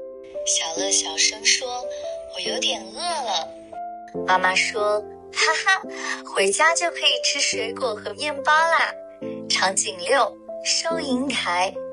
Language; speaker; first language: Chinese; native; Chinese